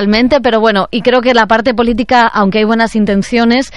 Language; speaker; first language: Spanish; native; Spanish